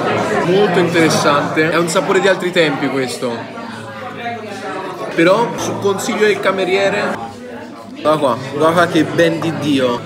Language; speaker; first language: Italian; native; Italian